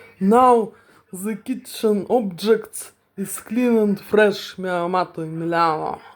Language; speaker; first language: English; non-native, learner; Russian